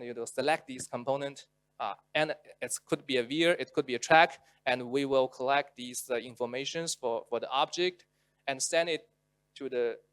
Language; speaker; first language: English; non-native, local second language; Chinese